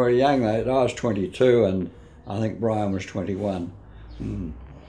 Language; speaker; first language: English; native; English